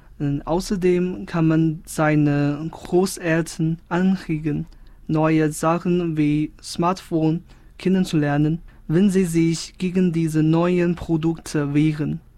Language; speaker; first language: German; non-native, fluent; Chinese